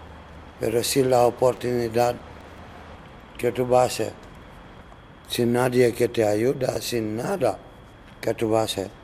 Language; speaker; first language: Spanish; non-native, learner; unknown